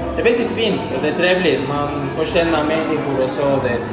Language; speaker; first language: Swedish; early bilingual, other home language; Spanish